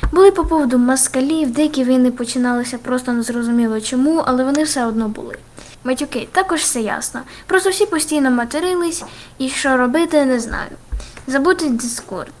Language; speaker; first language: Ukrainian; native; Ukrainian